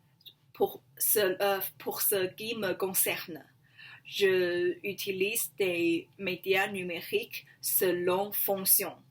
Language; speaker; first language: French; non-native, learner; Chinese